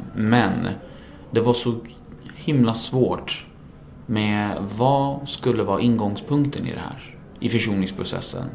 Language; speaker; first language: Swedish; early bilingual, other home language; Kurdish